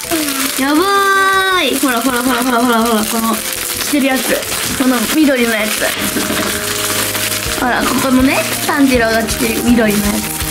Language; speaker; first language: Japanese; native; Japanese